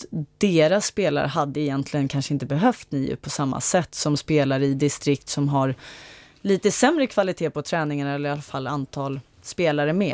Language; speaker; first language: Swedish; native; Swedish